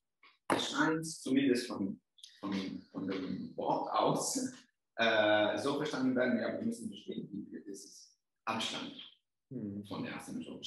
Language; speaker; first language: German; non-native, fluent; Italian